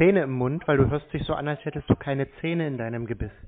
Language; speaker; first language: German; native; German